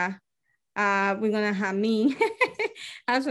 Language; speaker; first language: English; non-native, learner; Spanish